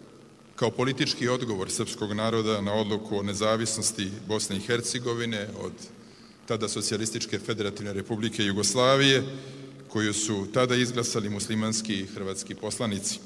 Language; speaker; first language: Serbian; native; Serbian